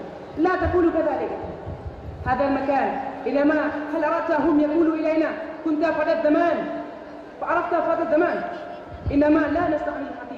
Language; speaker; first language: Arabic; non-native, learner; Achinese